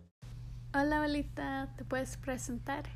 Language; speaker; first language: Spanish; early bilingual, heritage; English